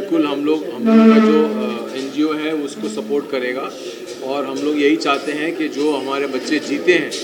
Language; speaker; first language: Hindi; native; Hindi